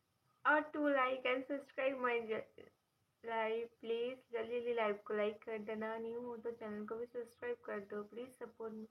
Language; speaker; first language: Hindi; non-native, local second language; Bangla